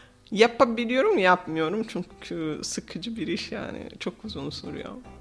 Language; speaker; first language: Turkish; non-native, fluent; Italian